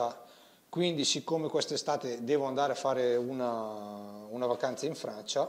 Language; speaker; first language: Italian; native; Italian